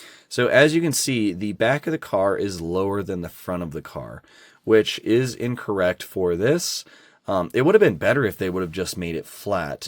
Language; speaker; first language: English; native; English